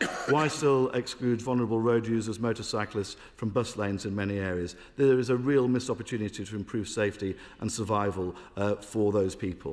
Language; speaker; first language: English; native; English